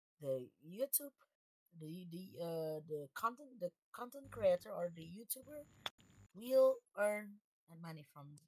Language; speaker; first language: English; non-native, fluent; Indonesian